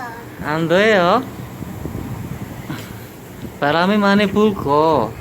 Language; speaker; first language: Korean; non-native, learner; Indonesian